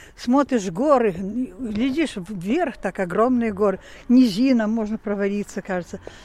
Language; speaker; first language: Russian; non-native, local second language; Polish